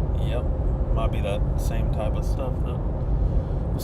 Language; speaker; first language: English; native; English